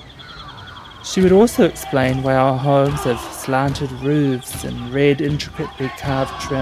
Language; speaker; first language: English; native; English